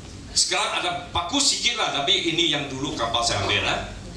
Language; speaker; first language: Malay; non-native, local second language; Chinese